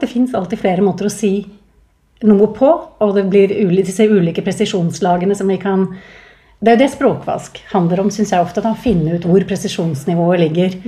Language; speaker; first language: Norwegian; native; Norwegian